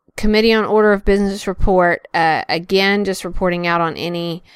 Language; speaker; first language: English; native; English